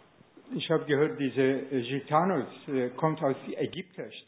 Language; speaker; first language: German; non-native, fluent; Persian